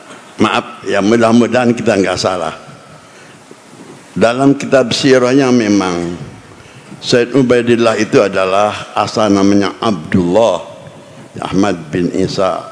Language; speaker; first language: Indonesian; native; Indonesian